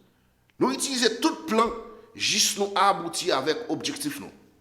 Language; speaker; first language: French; non-native, local second language; Haitian Creole